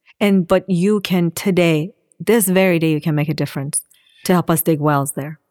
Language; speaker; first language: English; non-native, fluent; Assyrian Neo-Aramaic